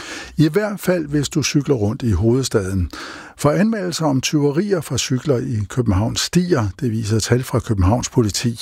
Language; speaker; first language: Danish; native; Danish